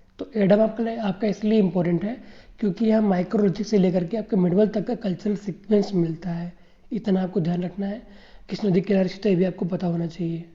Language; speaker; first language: Hindi; native; Hindi